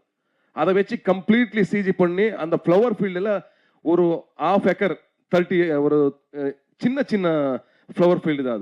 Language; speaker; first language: Tamil; non-native, learner; Kannada